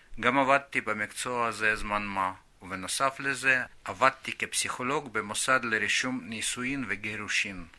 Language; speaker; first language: Hebrew; non-native, fluent; Russian